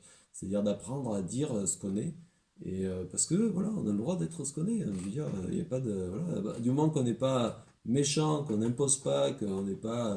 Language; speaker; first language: French; native; French